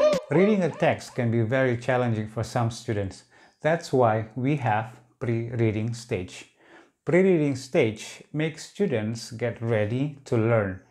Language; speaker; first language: English; non-native, fluent; Indonesian